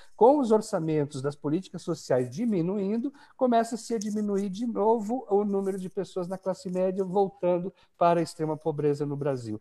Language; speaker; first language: Portuguese; native; Portuguese